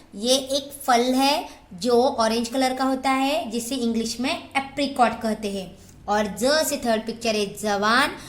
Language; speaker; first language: Hindi; non-native, local second language; Marathi